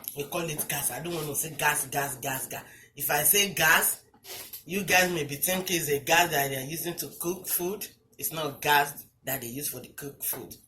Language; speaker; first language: English; non-native, local second language; Yoruba